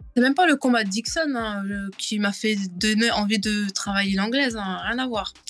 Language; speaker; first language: French; native; French